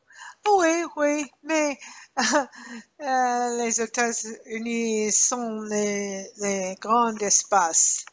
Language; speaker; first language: French; non-native, learner; English